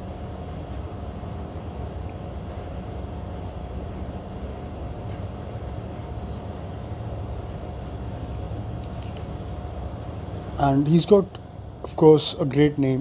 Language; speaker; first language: English; non-native, local second language; Hindi